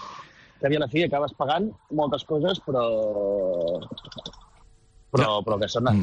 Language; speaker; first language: Catalan; native; Catalan